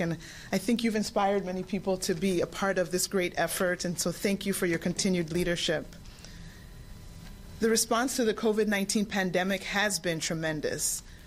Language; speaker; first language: English; native; English